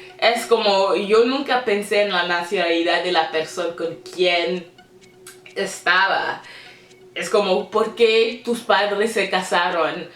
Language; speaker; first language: Spanish; non-native, fluent; English